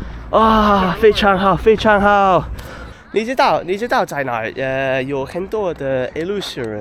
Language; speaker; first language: Chinese; non-native, learner; English